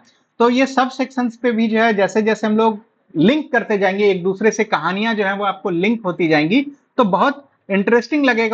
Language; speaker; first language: Hindi; native; Hindi